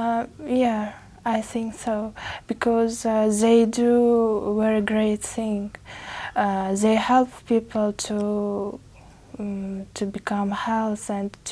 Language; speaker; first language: English; non-native, fluent; Uzbek